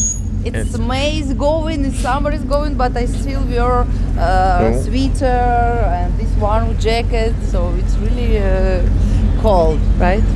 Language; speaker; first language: English; non-native, fluent; Russian